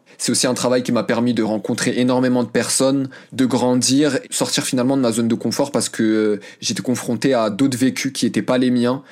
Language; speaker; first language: French; early bilingual, other home language; Arabic